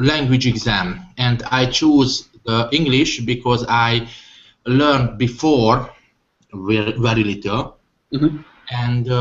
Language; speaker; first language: English; non-native, learner; Hungarian